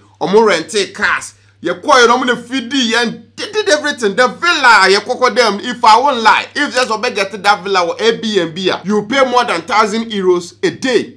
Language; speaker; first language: English; non-native, local second language; Akan